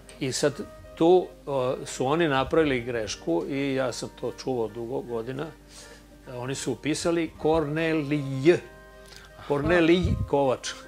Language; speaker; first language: Serbian; native; Serbian